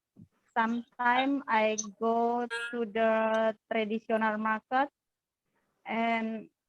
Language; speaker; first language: English; non-native, learner; Indonesian